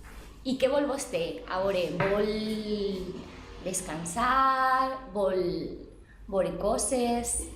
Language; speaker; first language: Catalan; non-native, local second language; Spanish